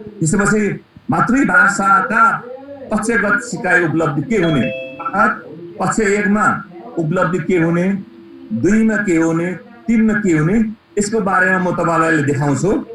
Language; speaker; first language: Nepali; non-native, local second language; Eastern Tamang